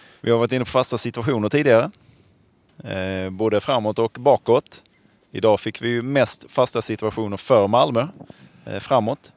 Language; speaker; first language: Swedish; native; Swedish